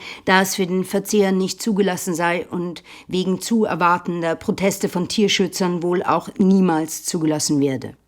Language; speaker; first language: German; native; German